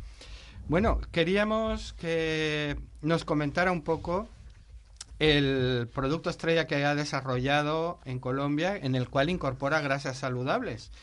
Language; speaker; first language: Spanish; native; Spanish